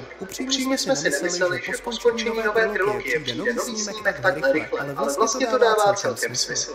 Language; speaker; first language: Czech; native; Czech